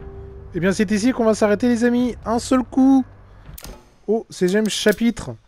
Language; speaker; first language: French; native; French